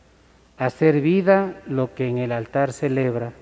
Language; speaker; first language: Spanish; native; Spanish